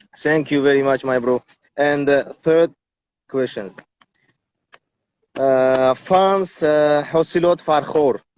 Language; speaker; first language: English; non-native, learner; Tajik